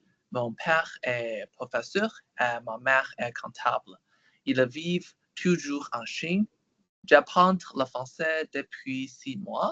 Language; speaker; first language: French; non-native, learner; Chinese